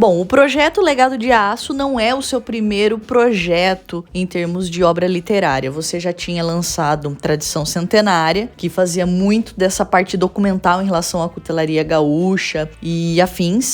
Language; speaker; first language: Portuguese; native; Portuguese